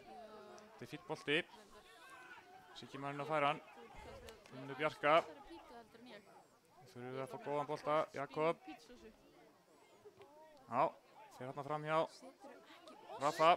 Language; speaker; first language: Icelandic; native; Icelandic